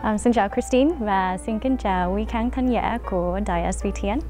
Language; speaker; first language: Vietnamese; early bilingual, heritage; Vietnamese